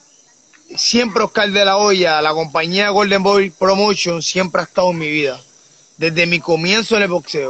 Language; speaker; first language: Spanish; native; Spanish